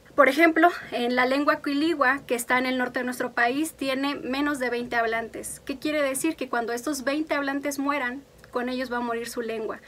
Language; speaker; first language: Spanish; non-native, local second language; Mixtepec Mixtec